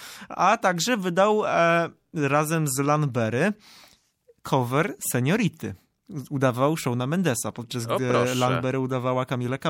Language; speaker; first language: Polish; native; Polish